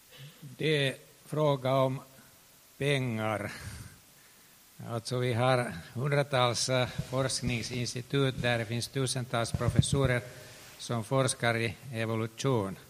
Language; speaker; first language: Swedish; non-native, local second language; Finnish